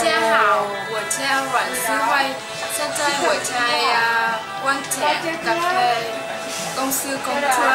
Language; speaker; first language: Chinese; non-native, learner; Vietnamese